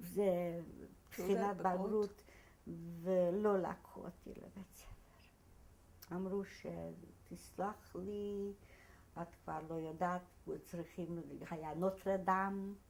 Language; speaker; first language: Hebrew; non-native, fluent; Hungarian